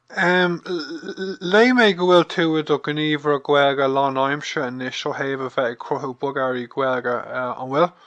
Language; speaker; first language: Irish; non-native, local second language; English